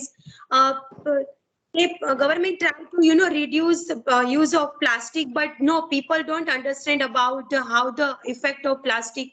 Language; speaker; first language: English; non-native, learner; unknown